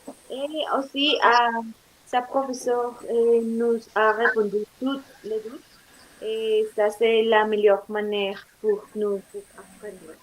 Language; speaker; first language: French; non-native, learner; Spanish